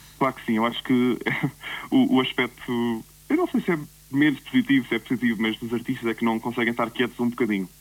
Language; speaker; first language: Portuguese; native; Portuguese